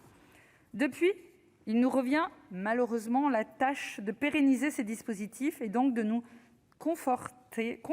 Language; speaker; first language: French; native; French